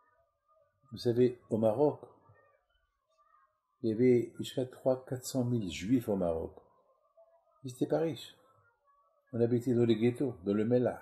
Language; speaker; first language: French; non-native, local second language; Arabic